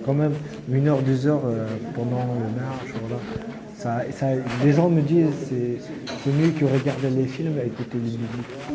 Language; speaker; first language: French; non-native, learner; Uzbek